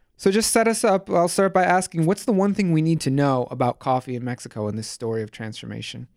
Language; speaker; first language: English; native; English